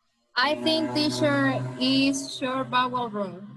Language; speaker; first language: English; non-native, learner; Spanish